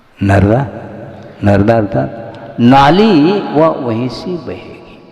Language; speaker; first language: Hindi; non-native, local second language; Kannada